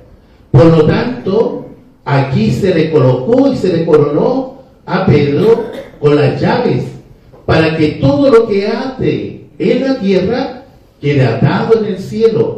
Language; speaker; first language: Spanish; native; Spanish